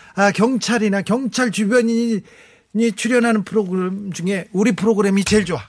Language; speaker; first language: Korean; native; Korean